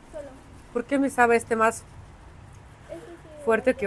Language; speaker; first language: Spanish; non-native, fluent; Russian